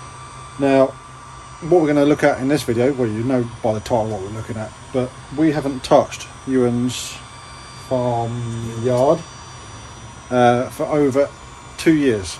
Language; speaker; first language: English; native; English